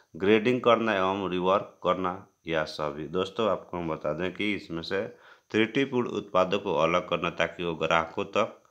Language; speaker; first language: Hindi; native; Hindi